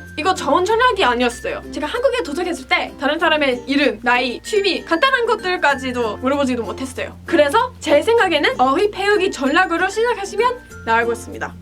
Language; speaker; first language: Korean; non-native, fluent; English